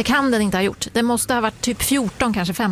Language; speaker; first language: Swedish; native; Swedish